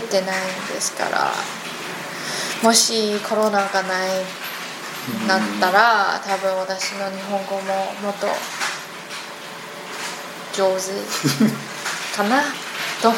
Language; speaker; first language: Japanese; non-native, learner; Chinese